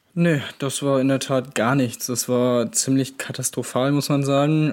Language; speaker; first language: German; native; German